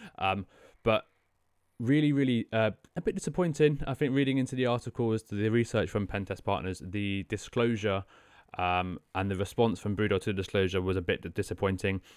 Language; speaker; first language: English; native; English